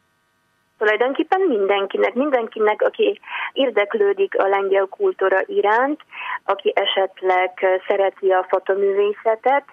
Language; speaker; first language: Hungarian; non-native, fluent; Polish